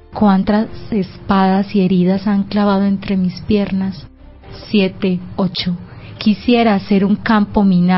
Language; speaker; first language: Spanish; native; Spanish